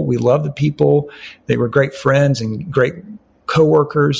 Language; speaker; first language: English; native; English